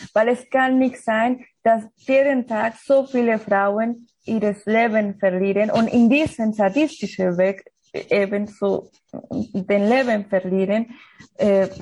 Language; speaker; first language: German; non-native, learner; Spanish